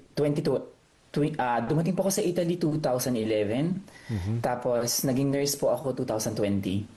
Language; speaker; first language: Filipino; native; Filipino